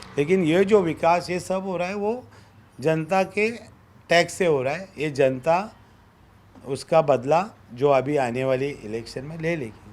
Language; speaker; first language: Hindi; non-native, local second language; Marathi